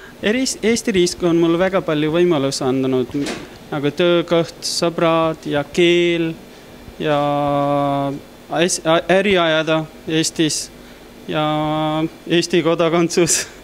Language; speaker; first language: Estonian; non-native, learner; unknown